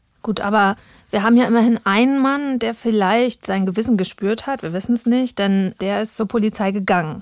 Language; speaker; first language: German; native; German